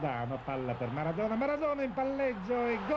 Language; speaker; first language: Italian; native; Italian